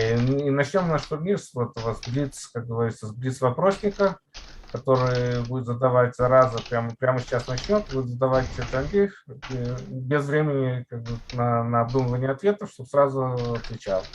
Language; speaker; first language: Russian; native; Russian